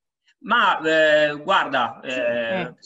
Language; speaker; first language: Italian; native; Italian